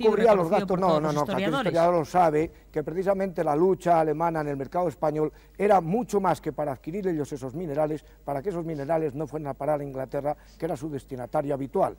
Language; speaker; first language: Spanish; native; Spanish